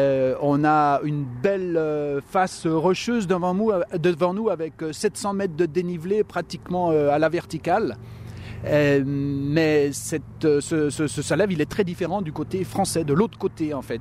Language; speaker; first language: French; native; French